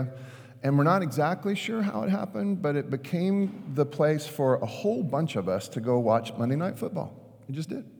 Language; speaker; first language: English; native; English